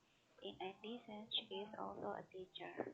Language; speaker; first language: English; non-native, learner; Indonesian